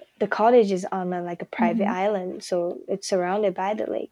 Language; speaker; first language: English; non-native, fluent; Chinese